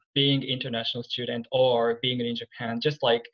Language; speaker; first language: English; non-native, fluent; Japanese